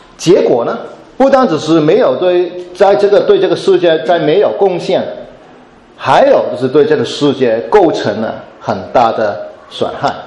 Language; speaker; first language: Chinese; non-native, local second language; Cantonese